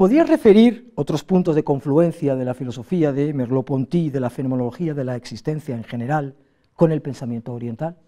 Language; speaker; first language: Spanish; native; Spanish